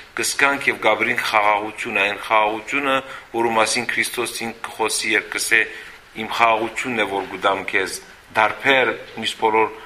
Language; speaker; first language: Armenian; early bilingual, heritage; Armenian